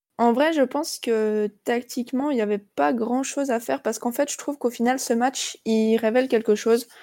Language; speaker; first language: French; native; French